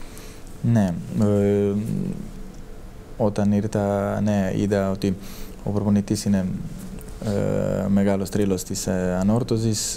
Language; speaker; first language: Greek; non-native, fluent; Serbian